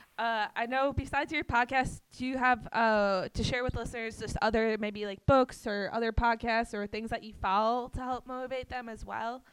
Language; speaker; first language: English; native; English